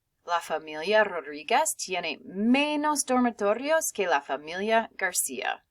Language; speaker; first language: Spanish; non-native, fluent; English